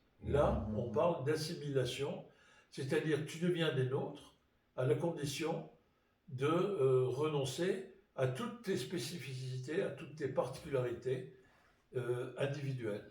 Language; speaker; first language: French; native; French